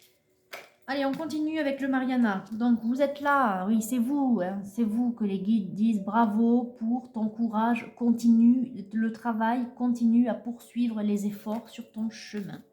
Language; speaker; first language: French; native; French